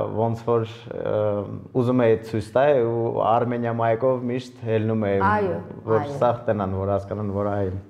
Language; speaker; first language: Armenian; early bilingual, heritage; Armenian